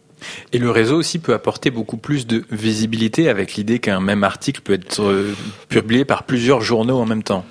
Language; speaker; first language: French; native; French